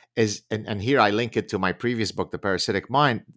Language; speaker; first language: English; early bilingual, other home language; Arabic